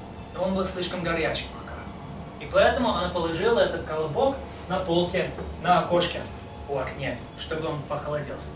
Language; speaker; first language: Russian; non-native, fluent; English